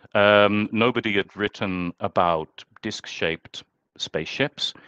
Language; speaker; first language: English; native; English